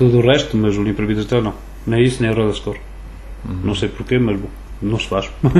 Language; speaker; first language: Portuguese; early bilingual, other home language; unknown